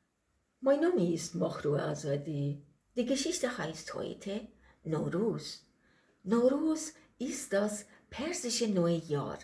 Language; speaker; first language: German; non-native, learner; Persian